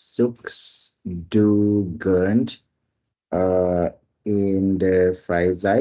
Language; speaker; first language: German; non-native, learner; Indonesian